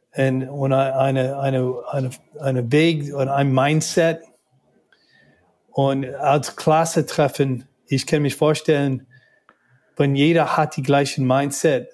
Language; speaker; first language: German; non-native, learner; English